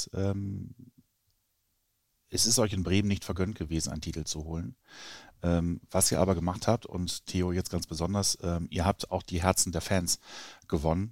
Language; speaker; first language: German; native; German